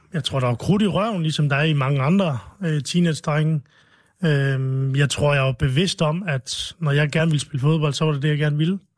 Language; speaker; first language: Danish; early bilingual, other home language; Arabic